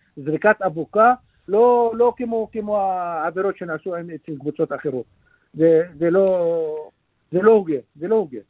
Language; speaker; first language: Hebrew; non-native, local second language; Arabic